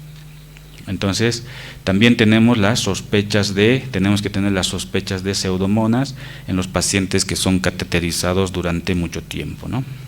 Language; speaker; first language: Spanish; native; Spanish